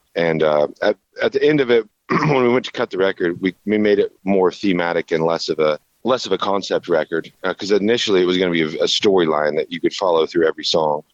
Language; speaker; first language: English; native; English